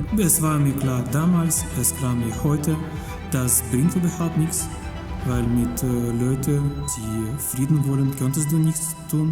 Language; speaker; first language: German; non-native, fluent; Russian